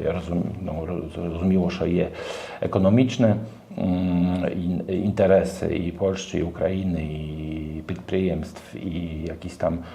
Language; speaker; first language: Ukrainian; non-native, learner; Polish